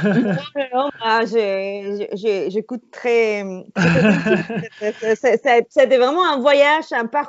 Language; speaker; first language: French; non-native, fluent; Spanish